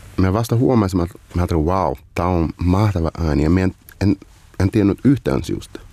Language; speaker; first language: Finnish; non-native, fluent; Portuguese